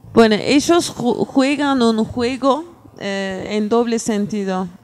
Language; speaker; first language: Spanish; non-native, fluent; Turkish